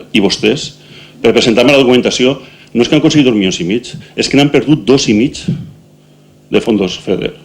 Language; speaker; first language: Catalan; native; Catalan